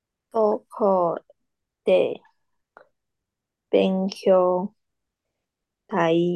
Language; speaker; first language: Japanese; non-native, learner; Chinese